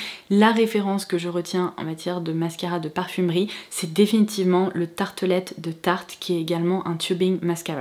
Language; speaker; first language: French; native; French